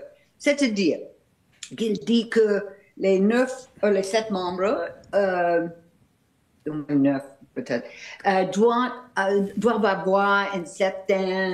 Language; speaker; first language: French; non-native, fluent; English